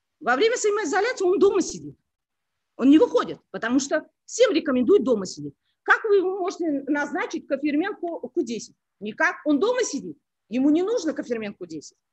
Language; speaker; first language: Russian; non-native, local second language; Uzbek